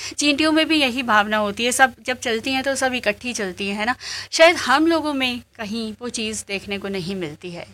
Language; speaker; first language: Hindi; native; Hindi